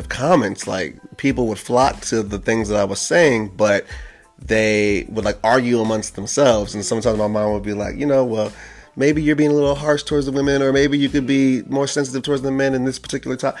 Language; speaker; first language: English; native; English